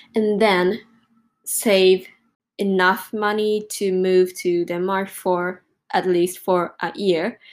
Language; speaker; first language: English; non-native, fluent; Japanese